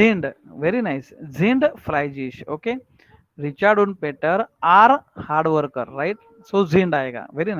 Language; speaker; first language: German; non-native, learner; Marathi